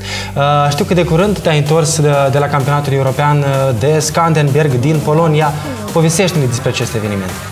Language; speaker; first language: Romanian; native; Romanian